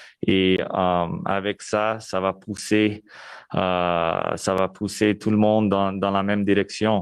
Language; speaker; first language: French; non-native, local second language; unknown